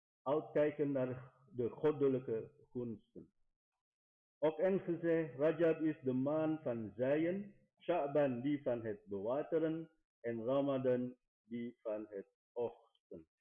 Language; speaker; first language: Dutch; non-native, fluent; Indonesian